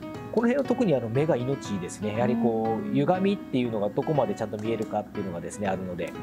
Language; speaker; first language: Japanese; native; Japanese